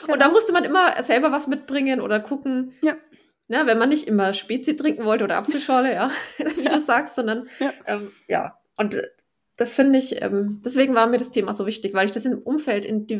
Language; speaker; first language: German; native; German